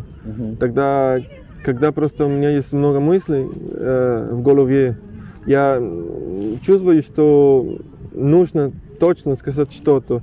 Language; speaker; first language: Russian; non-native, learner; Spanish